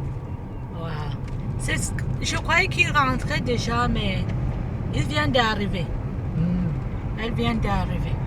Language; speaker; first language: French; non-native, fluent; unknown